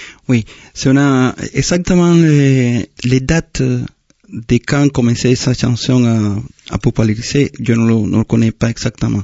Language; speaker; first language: French; non-native, fluent; Spanish